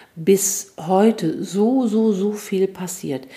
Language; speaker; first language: German; native; German